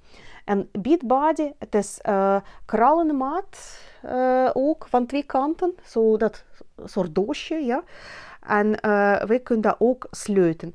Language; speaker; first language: Dutch; non-native, learner; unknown